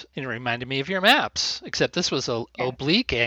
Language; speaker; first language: English; native; English